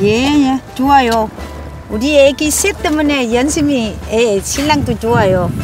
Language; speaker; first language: Korean; non-native, learner; Vietnamese